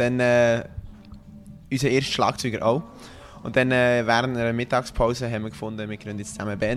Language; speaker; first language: German; native; German